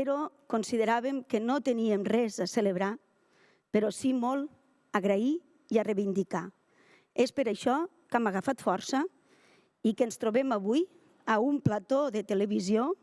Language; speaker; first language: Catalan; native; Catalan